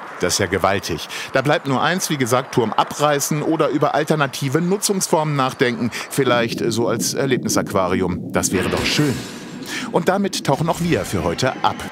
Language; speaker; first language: German; native; German